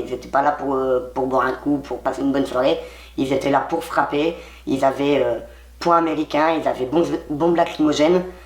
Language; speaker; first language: French; native; French